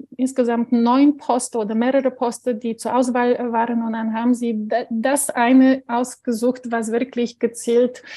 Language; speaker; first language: German; non-native, fluent; Bulgarian